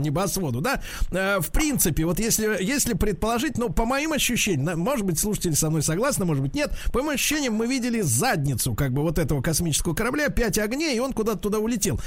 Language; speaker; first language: Russian; native; Russian